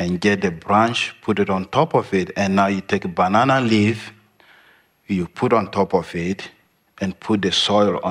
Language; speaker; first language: English; non-native, learner; Arabic